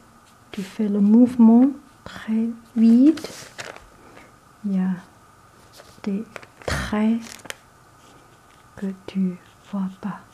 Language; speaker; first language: French; non-native, learner; Chinese